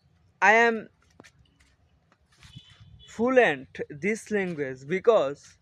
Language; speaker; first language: English; non-native, learner; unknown